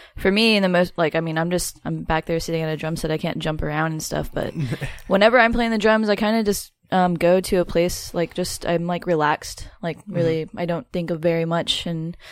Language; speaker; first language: English; native; English